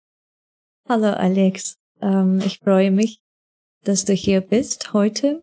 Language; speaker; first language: German; non-native, fluent; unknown